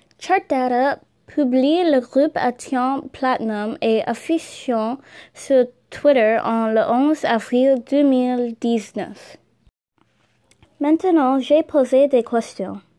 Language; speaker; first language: French; non-native, learner; English